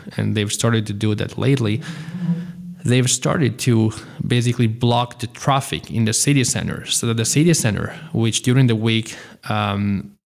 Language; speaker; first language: English; non-native, fluent; Italian